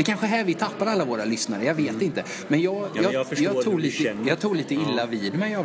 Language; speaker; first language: Swedish; native; Swedish